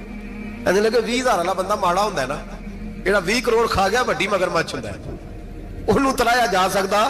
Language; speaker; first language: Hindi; non-native, local second language; Punjabi